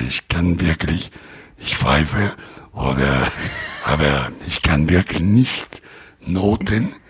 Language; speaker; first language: German; non-native, learner; Italian